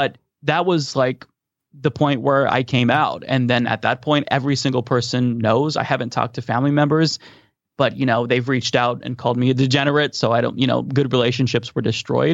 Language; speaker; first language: English; native; English